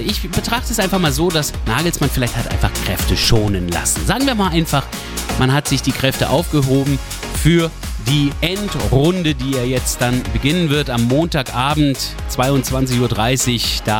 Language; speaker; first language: German; native; German